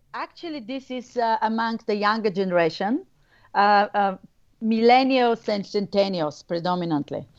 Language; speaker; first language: English; non-native, fluent; Bulgarian